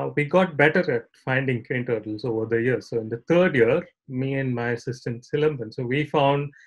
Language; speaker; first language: English; non-native, local second language; Tamil